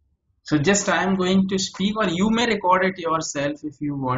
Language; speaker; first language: English; non-native, local second language; Hindi